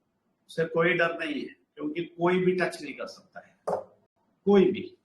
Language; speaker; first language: Hindi; non-native, local second language; Telugu